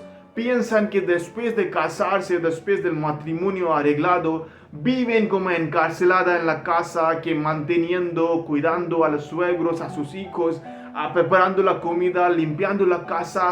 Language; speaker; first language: Spanish; non-native, learner; Hindi